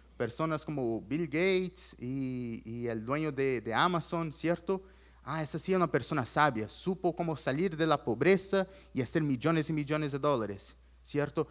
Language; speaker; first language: Spanish; early bilingual, other home language; Portuguese